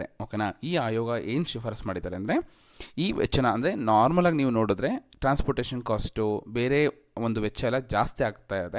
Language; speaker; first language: Kannada; native; Kannada